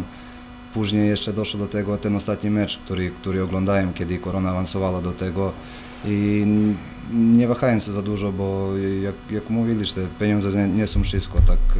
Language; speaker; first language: Polish; non-native, fluent; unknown